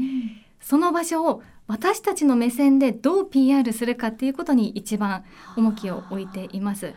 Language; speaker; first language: Japanese; native; Japanese